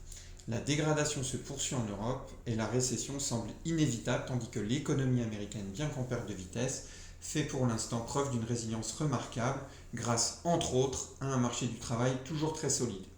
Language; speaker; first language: French; native; French